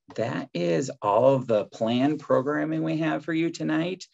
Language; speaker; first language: English; native; English